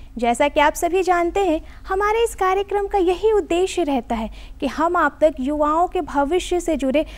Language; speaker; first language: Hindi; native; Hindi